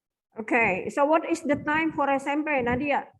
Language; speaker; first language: English; non-native, fluent; Indonesian